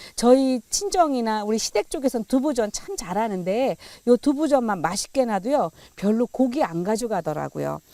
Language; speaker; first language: Korean; native; Korean